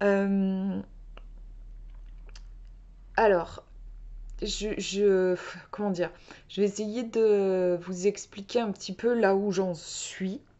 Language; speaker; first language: French; native; French